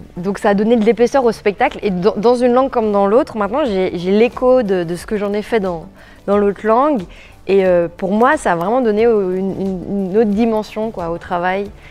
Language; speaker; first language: French; native; French